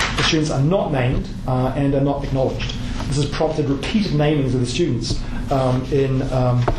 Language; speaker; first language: English; native; English